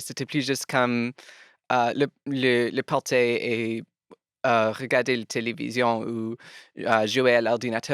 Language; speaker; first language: French; non-native, local second language; English